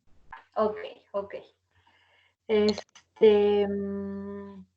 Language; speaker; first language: Spanish; native; Spanish